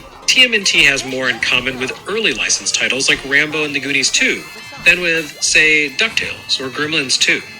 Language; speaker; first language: English; native; English